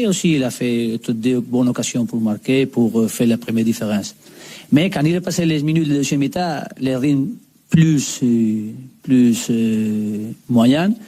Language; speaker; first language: French; non-native, learner; Spanish